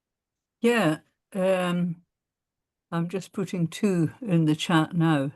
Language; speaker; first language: English; native; English